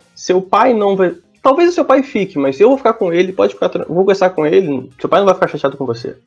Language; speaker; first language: Portuguese; native; Portuguese